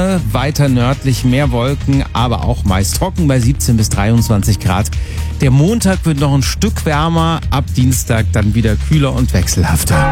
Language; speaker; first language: German; native; German